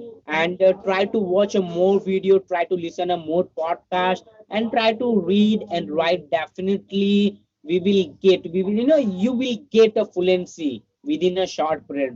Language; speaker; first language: English; non-native, learner; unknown